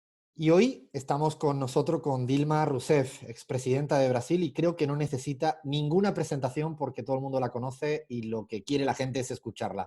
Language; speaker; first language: Spanish; native; Spanish